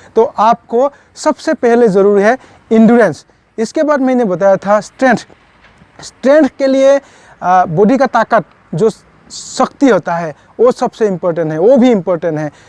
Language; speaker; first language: Hindi; non-native, local second language; Assamese